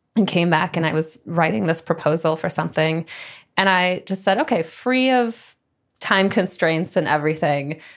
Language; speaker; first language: English; native; English